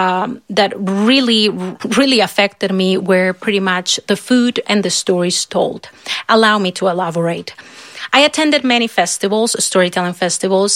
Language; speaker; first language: English; non-native, fluent; Spanish